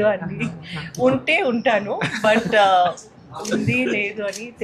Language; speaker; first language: Telugu; non-native, fluent; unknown